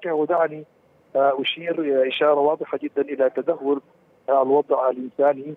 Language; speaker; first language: Arabic; native; Arabic